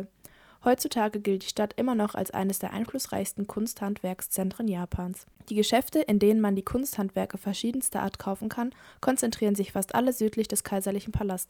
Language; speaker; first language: German; native; German